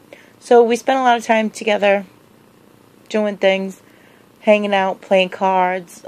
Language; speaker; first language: English; native; English